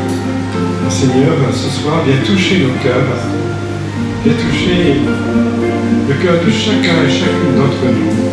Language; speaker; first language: French; native; French